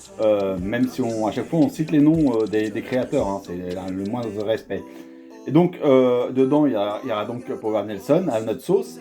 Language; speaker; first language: French; native; French